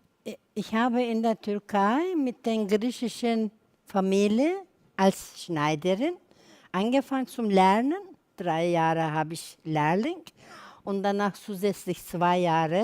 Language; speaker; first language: German; non-native, learner; Turkish